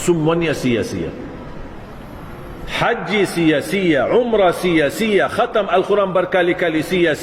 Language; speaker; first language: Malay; non-native, fluent; Arabic